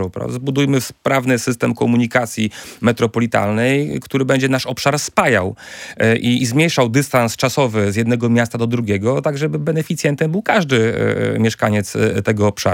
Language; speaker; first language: Polish; native; Polish